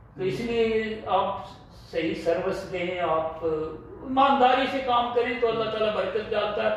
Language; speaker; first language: Urdu; non-native, local second language; Punjabi